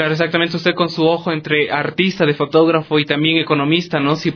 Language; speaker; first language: Spanish; native; Spanish